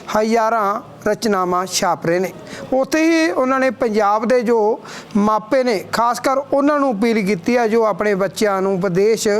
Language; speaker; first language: Punjabi; native; Punjabi